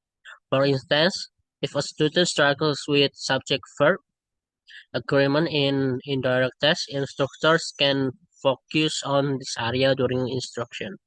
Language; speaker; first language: English; non-native, learner; Indonesian